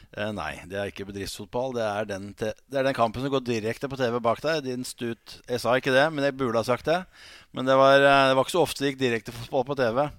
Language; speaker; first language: Norwegian; native; Norwegian